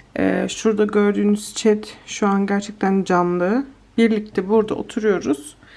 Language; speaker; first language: Turkish; early bilingual, heritage; Turkish